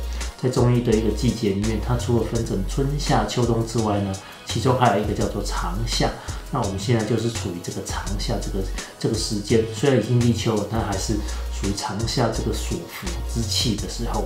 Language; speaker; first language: Chinese; native; Chinese